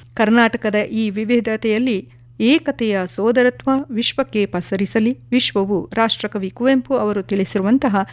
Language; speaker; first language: Kannada; non-native, local second language; Kodava